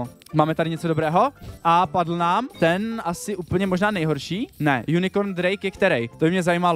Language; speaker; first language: Czech; native; Czech